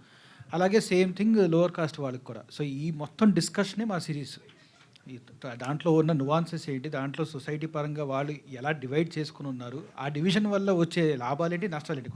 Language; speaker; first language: Telugu; native; Telugu